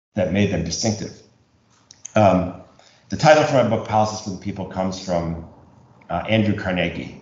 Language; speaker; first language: English; native; English